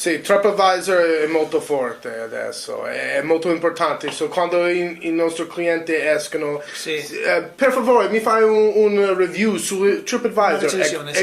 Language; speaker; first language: Italian; non-native, learner; English